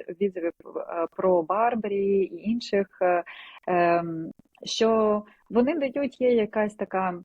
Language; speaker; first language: Ukrainian; non-native, local second language; Russian